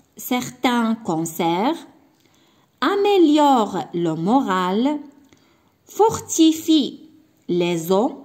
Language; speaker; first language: French; non-native, local second language; Arabic